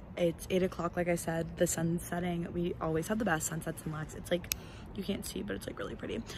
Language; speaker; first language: English; native; English